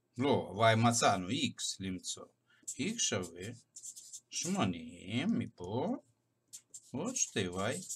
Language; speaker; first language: Hebrew; native; Hebrew